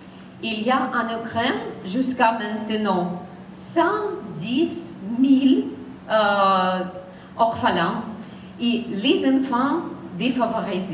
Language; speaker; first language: French; non-native, fluent; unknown